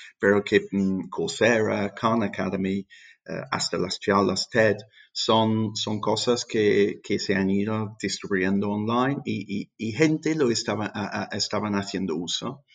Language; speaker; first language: Spanish; non-native, fluent; English